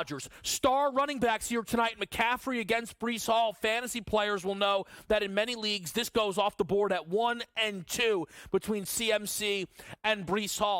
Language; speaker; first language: English; native; English